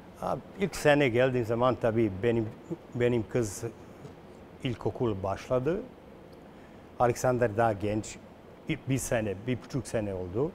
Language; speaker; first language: Turkish; non-native, learner; Serbian